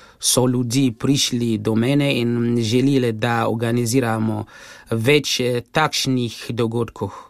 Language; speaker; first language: Slovenian; non-native, fluent; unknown